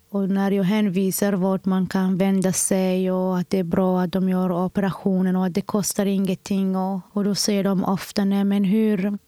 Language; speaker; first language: Swedish; non-native, fluent; Somali